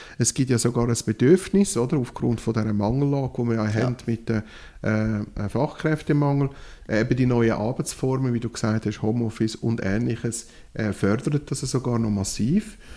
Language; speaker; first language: German; non-native, local second language; French